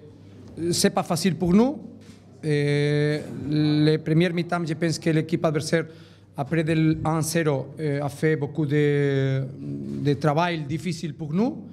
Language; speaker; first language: French; non-native, learner; Spanish